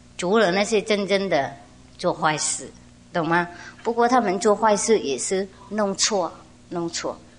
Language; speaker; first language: Chinese; non-native, fluent; Vietnamese